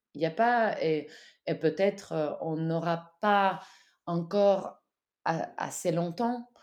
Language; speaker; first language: French; non-native, fluent; Ukrainian